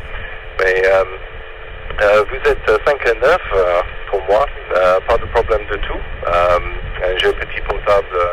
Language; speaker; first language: French; non-native, learner; English